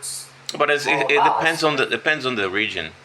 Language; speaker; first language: English; non-native, fluent; Portuguese